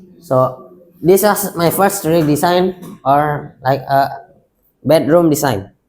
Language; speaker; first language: English; non-native, local second language; Indonesian